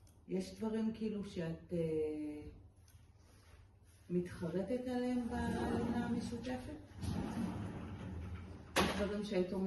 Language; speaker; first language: Hebrew; native; Hebrew